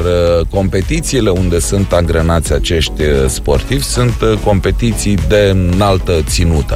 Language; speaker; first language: Romanian; native; Romanian